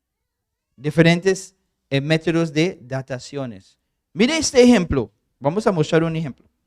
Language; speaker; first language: Spanish; non-native, fluent; English